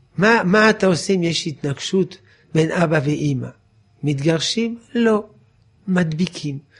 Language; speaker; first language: Hebrew; non-native, fluent; French